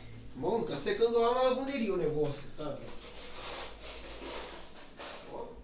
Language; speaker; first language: Portuguese; native; Portuguese